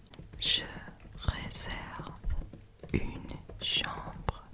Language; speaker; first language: French; non-native, learner; English